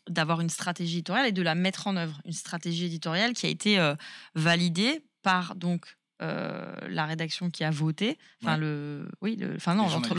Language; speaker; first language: French; native; French